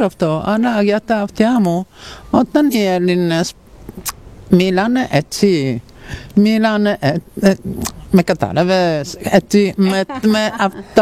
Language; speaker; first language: Greek; non-native, fluent; Italian